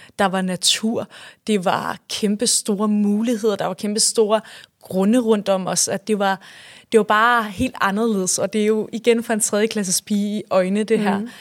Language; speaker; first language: Danish; native; Danish